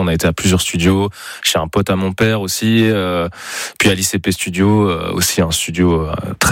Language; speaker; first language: French; native; French